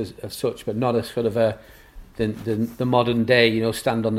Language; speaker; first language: English; native; English